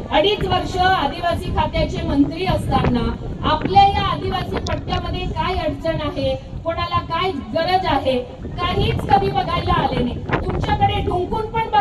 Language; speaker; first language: Marathi; native; Marathi